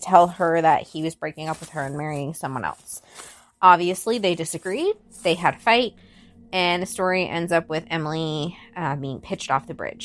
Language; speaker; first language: English; native; English